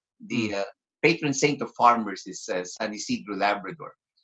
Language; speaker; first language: English; non-native, local second language; Filipino